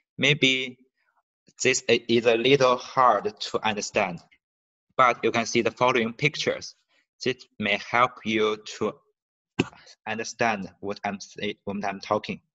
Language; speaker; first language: English; non-native, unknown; Chinese